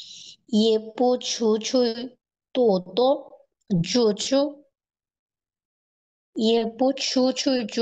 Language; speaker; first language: Chinese; non-native, learner; Bangla